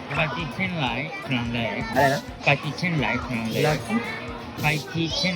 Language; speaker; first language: Thai; non-native, learner; Japanese